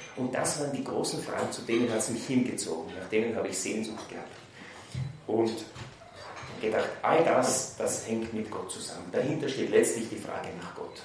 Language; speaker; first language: German; native; German